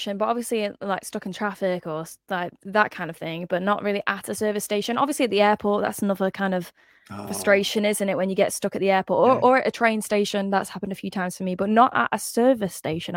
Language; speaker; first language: English; native; English